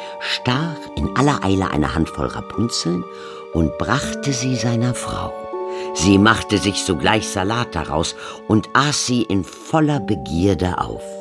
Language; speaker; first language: German; native; German